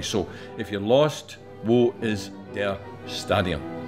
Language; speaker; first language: German; non-native, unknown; English